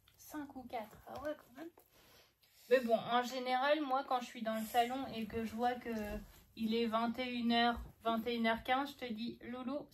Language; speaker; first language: French; native; French